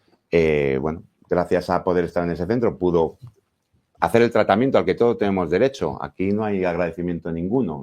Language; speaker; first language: Spanish; native; Spanish